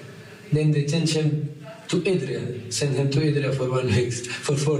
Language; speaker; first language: English; non-native, learner; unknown